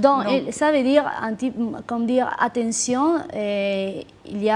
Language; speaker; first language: French; non-native, fluent; Spanish